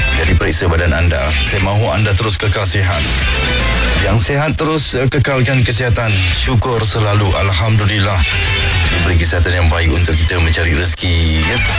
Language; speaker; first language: Malay; native; Malay